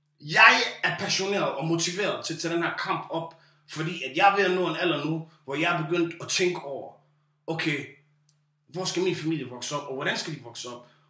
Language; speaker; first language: Danish; early bilingual, other home language; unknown